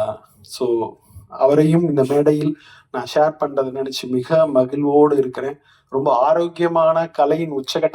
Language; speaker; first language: Tamil; native; Tamil